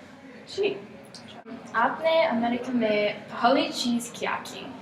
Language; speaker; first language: Hindi; non-native, learner; English